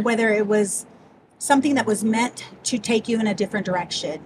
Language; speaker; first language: English; early bilingual, other home language; Spanish